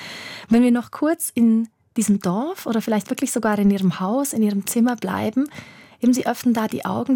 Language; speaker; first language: German; native; German